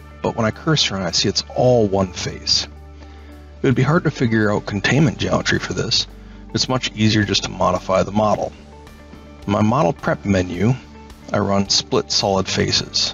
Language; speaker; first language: English; native; English